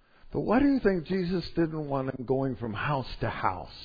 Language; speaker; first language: English; native; English